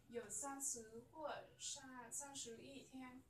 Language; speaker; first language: Chinese; non-native, learner; Vietnamese